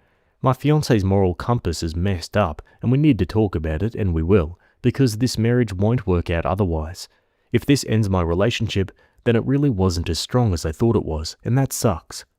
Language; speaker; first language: English; native; English